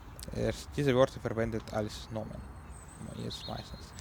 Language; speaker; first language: German; non-native, learner; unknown